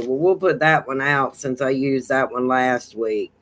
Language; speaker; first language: English; native; English